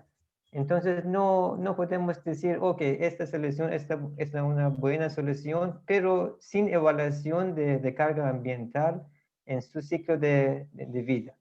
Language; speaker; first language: Spanish; non-native, fluent; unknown